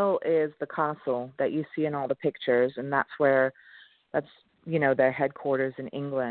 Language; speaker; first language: English; non-native, local second language; French